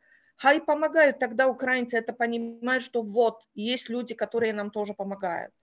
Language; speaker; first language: Russian; non-native, fluent; Polish